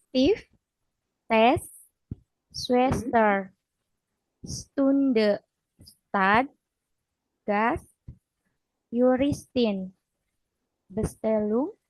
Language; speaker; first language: German; non-native, learner; Indonesian